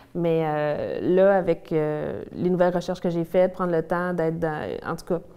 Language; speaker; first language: French; native; French